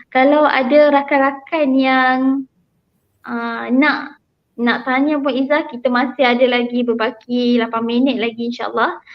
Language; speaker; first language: Malay; native; Malay